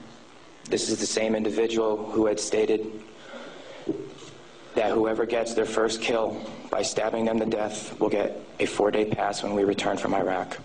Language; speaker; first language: English; native; English